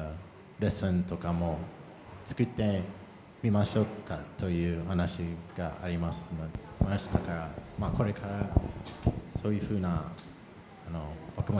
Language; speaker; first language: Japanese; non-native, fluent; English